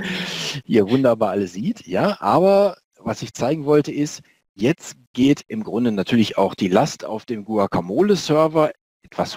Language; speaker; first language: German; native; German